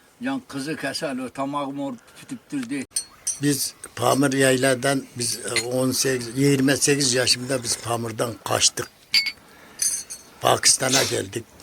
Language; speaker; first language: Turkish; non-native, learner; Kyrgyz